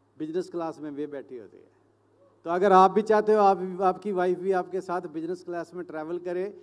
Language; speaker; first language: Hindi; native; Hindi